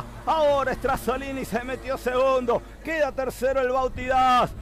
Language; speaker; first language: Spanish; native; Spanish